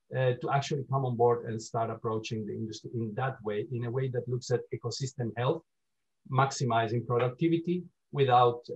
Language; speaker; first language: English; non-native, fluent; Spanish